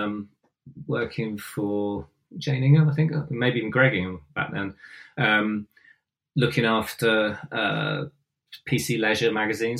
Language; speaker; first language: English; native; English